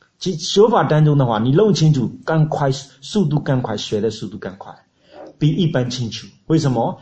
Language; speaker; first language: Chinese; non-native, learner; Burmese